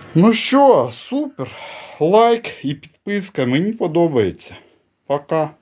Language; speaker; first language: Ukrainian; non-native, local second language; Russian